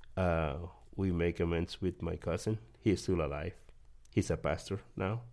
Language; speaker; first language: English; early bilingual, other home language; Spanish